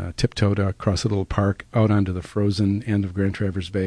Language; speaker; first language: English; native; English